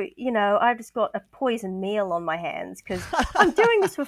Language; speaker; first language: English; native; English